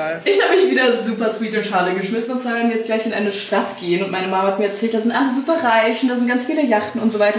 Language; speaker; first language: German; native; German